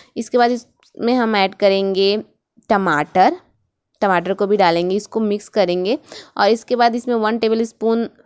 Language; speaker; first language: Hindi; native; Hindi